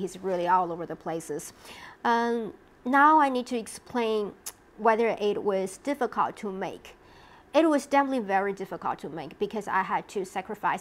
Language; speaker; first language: English; non-native, fluent; Chinese